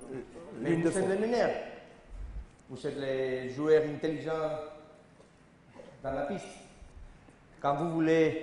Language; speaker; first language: French; non-native, learner; Spanish